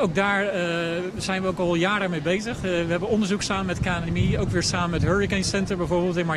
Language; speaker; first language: Dutch; native; Dutch